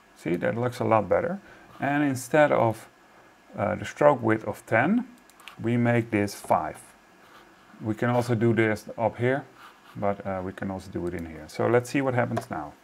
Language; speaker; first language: English; non-native, fluent; Dutch